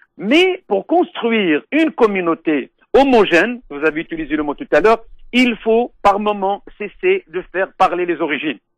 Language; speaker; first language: French; non-native, local second language; Arabic